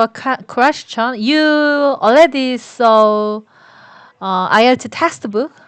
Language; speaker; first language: English; non-native, learner; Korean